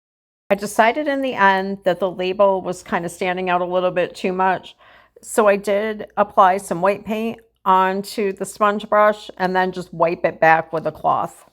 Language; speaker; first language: English; native; English